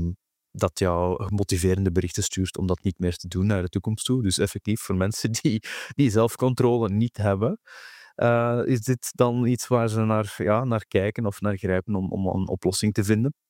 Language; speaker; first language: Dutch; native; Dutch